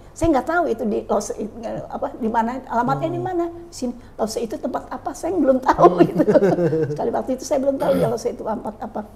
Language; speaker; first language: Indonesian; native; Indonesian